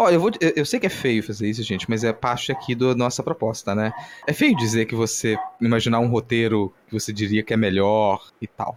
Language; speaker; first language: Portuguese; native; Portuguese